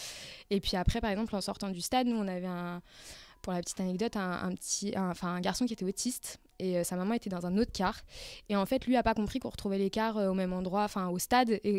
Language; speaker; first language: French; native; French